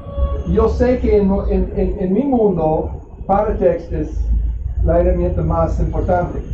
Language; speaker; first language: Spanish; non-native, fluent; English